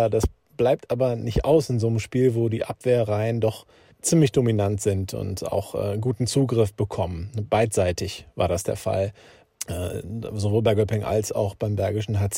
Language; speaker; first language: German; native; German